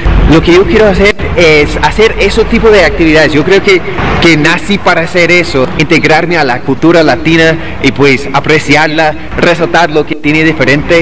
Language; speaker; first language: Spanish; non-native, fluent; English